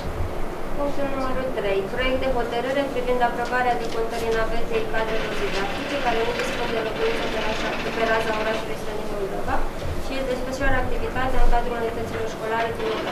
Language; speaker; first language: Romanian; native; Romanian